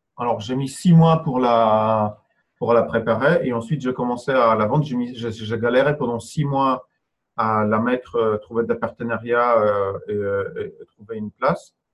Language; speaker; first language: French; non-native, fluent; Polish